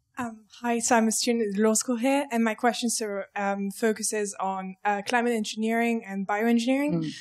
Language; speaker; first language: English; native; English